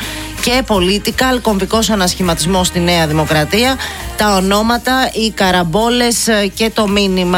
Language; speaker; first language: Greek; native; Greek